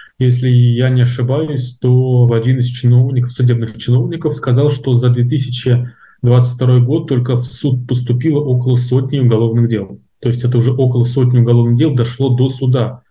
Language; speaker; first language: Russian; native; Russian